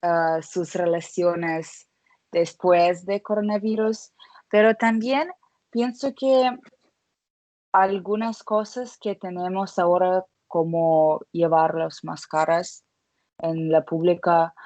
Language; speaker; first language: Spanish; non-native, learner; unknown